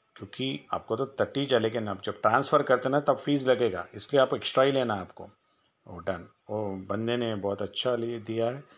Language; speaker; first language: Hindi; non-native, local second language; Telugu